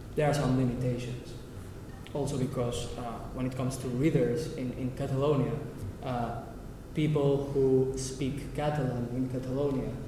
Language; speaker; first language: English; non-native, fluent; Catalan